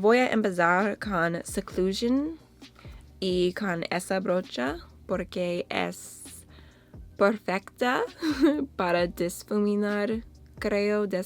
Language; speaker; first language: Spanish; non-native, learner; English